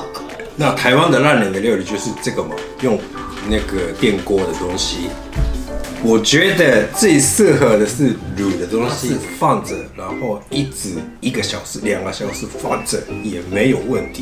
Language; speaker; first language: Chinese; non-native, fluent; Japanese